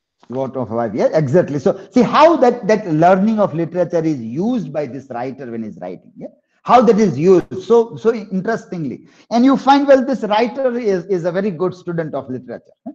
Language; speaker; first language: English; non-native, local second language; Gujarati